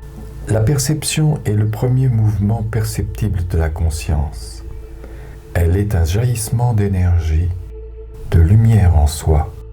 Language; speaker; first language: French; native; French